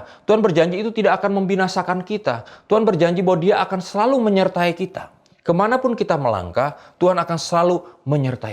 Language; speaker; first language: Indonesian; native; Indonesian